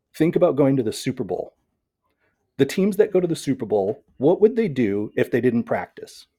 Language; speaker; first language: English; native; English